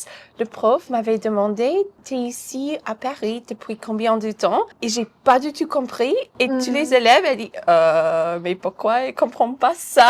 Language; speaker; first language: French; non-native, fluent; English